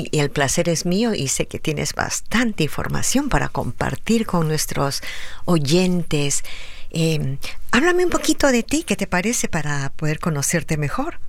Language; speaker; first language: Spanish; native; Spanish